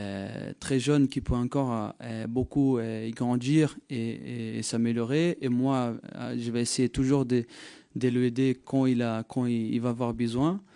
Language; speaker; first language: French; non-native, fluent; Portuguese